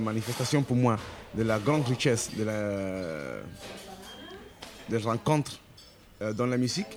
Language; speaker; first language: French; non-native, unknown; Spanish